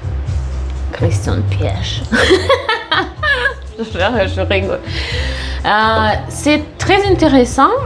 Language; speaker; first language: French; non-native, fluent; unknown